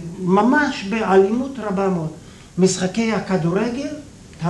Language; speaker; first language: Hebrew; early bilingual, other home language; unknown